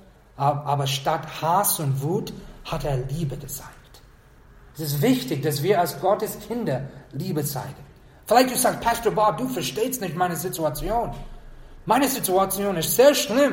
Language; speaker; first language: German; non-native, fluent; English